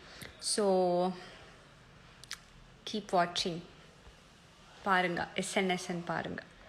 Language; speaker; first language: Tamil; non-native, fluent; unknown